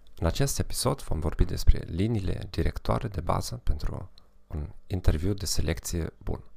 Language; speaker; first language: Romanian; non-native, fluent; German